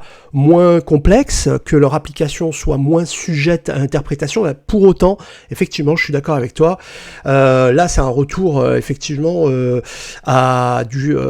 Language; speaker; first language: French; native; French